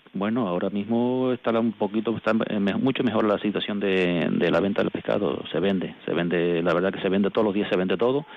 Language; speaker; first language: Spanish; native; Spanish